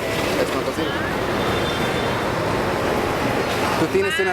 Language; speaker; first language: Spanish; non-native, learner; English